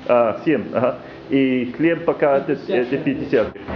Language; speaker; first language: Russian; non-native, learner; English